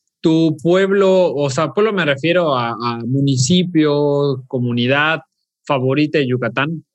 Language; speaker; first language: Spanish; native; Spanish